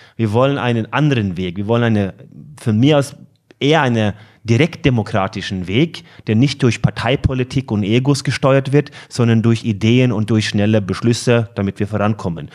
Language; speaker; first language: German; non-native, fluent; Norwegian